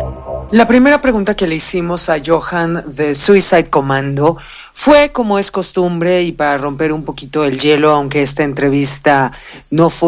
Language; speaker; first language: Spanish; native; Spanish